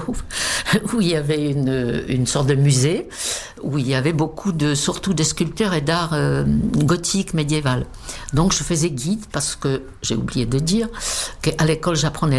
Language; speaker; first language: French; non-native, fluent; Czech